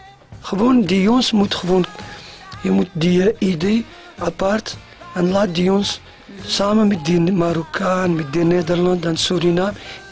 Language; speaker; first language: Dutch; non-native, learner; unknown